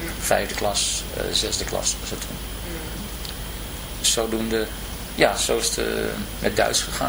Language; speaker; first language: Dutch; native; Dutch